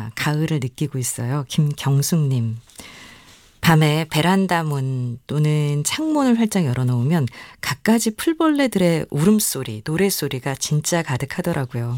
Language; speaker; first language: Korean; native; Korean